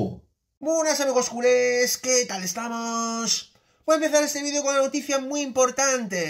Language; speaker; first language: Spanish; native; Spanish